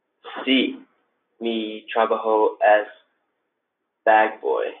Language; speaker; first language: Spanish; non-native, learner; English